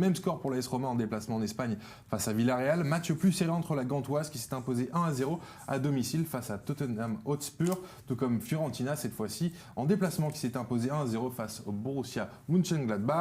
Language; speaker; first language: French; native; French